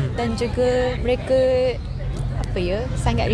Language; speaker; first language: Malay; non-native, fluent; Japanese